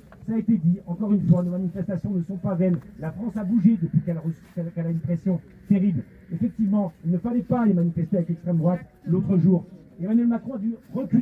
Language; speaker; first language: French; native; French